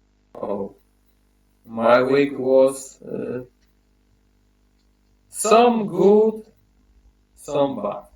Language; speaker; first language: English; non-native, learner; Polish